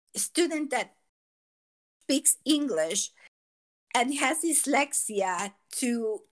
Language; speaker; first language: English; non-native, fluent; Spanish